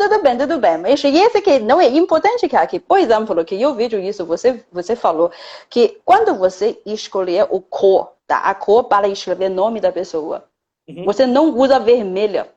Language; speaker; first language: Portuguese; non-native, fluent; Chinese